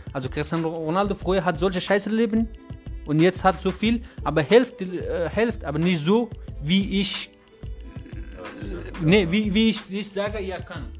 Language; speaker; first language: German; non-native, learner; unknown